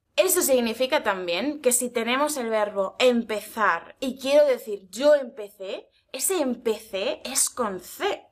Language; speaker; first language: Spanish; native; Spanish